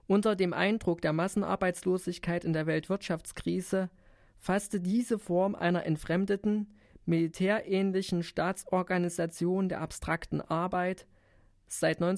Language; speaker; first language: German; native; German